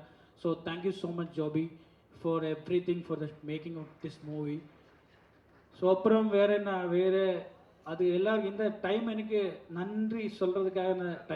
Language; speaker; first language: Tamil; non-native, learner; Malayalam